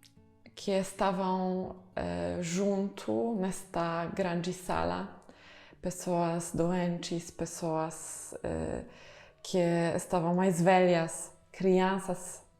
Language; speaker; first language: Portuguese; non-native, fluent; Polish